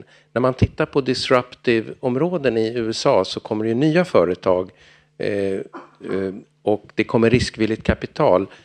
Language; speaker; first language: Swedish; native; Swedish